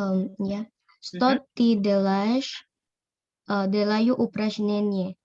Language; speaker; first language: Russian; non-native, learner; Indonesian